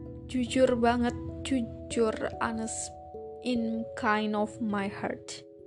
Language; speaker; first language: English; non-native, learner; Indonesian